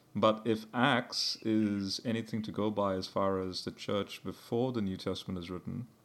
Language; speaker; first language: English; early bilingual, heritage; English